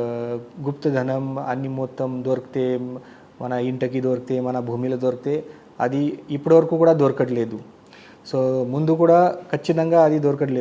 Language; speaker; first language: Telugu; non-native, learner; Marathi